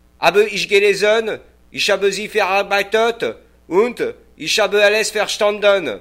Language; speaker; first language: German; non-native, learner; French